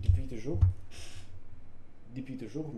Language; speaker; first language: French; non-native, learner; Russian